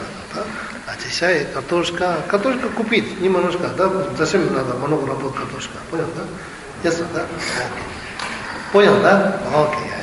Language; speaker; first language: Russian; non-native, learner; Tibetan